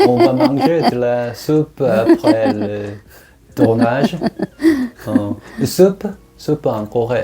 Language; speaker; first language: French; non-native, learner; Korean